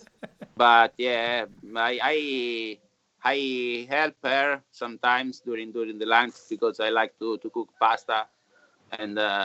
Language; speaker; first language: English; non-native, learner; Italian